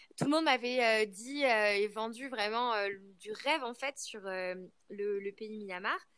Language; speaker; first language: French; native; French